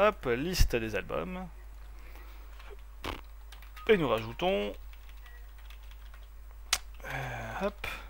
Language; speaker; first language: French; native; French